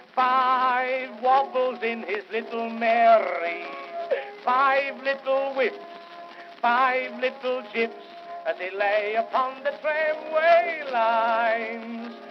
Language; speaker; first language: English; native; English